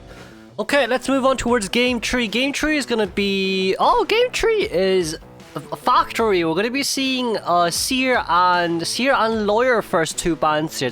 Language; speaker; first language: English; non-native, fluent; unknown